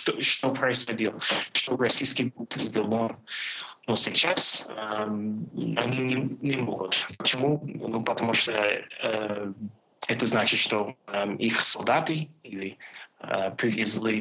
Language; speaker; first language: Russian; non-native, fluent; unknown